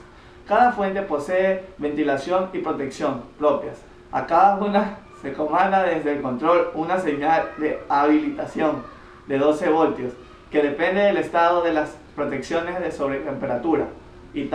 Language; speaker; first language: Spanish; native; Spanish